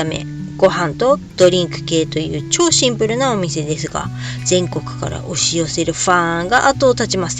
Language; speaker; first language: Japanese; native; Japanese